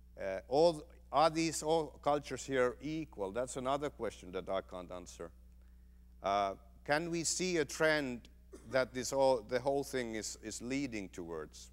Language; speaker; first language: English; non-native, fluent; Finnish